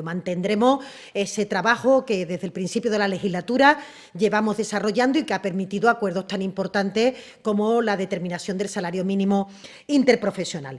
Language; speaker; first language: Spanish; native; Spanish